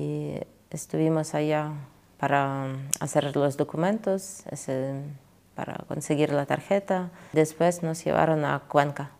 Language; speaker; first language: Spanish; non-native, fluent; Ukrainian